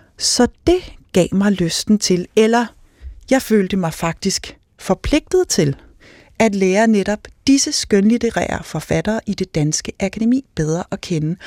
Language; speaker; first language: Danish; native; Danish